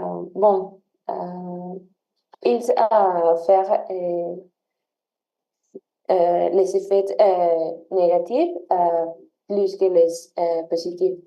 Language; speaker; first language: French; non-native, learner; Spanish